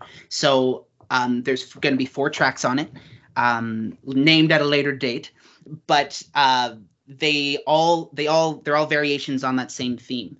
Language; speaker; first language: English; native; English